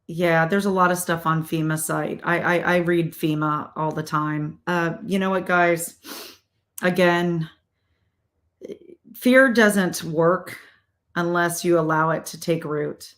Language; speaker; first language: English; native; English